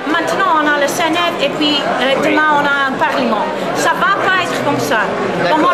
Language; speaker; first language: French; non-native, fluent; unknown